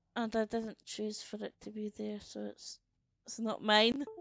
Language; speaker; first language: English; native; English